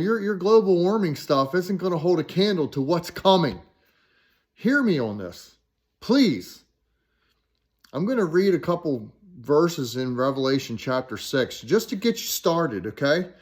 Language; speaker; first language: English; native; English